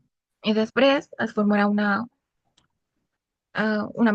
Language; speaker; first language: Catalan; non-native, learner; Spanish